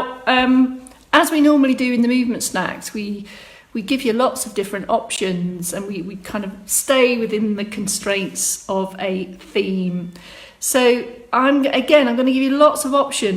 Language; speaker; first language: English; native; English